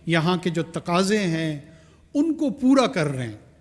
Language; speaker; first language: Urdu; non-native, local second language; Pashto